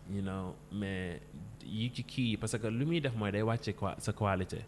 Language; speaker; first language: English; non-native, fluent; Wolof